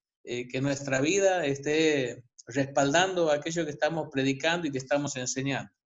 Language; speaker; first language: Spanish; native; Spanish